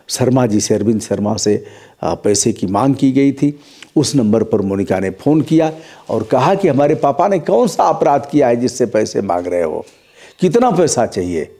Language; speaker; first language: Hindi; native; Hindi